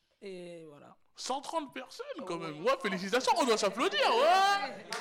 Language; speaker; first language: French; native; French